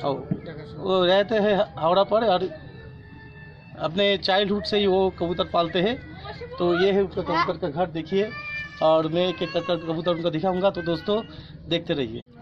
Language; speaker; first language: Hindi; non-native, local second language; Bangla